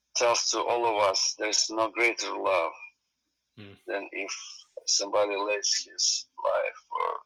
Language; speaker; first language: English; non-native, fluent; Ukrainian